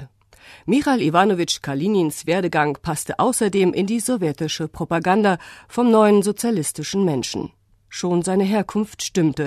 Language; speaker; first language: German; native; German